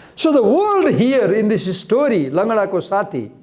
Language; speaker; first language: English; non-native, local second language; Nepali